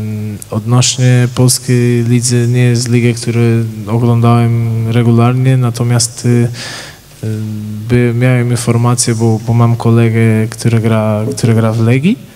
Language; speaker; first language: Polish; non-native, fluent; Portuguese